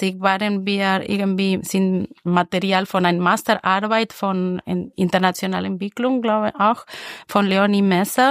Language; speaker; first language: German; non-native, fluent; Spanish